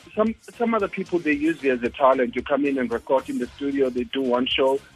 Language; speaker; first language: English; non-native, local second language; Zulu